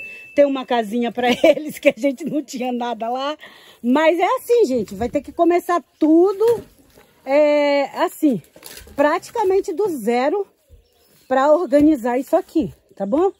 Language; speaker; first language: Portuguese; native; Portuguese